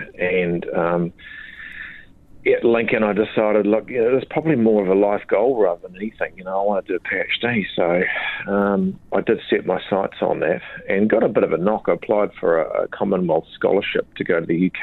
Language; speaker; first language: English; native; English